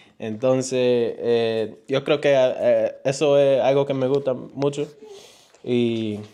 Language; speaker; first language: Spanish; early bilingual, heritage; Spanish